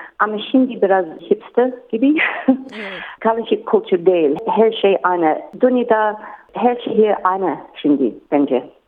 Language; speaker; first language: Turkish; non-native, learner; English